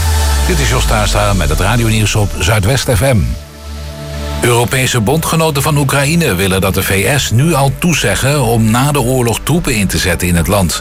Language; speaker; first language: Dutch; native; Dutch